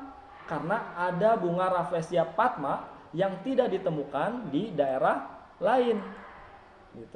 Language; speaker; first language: Indonesian; native; Indonesian